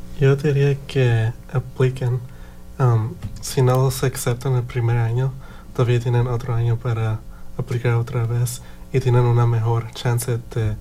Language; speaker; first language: Spanish; early bilingual, heritage; Spanish